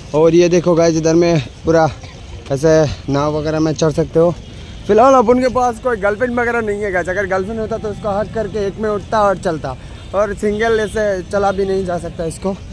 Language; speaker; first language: Hindi; non-native, local second language; Assamese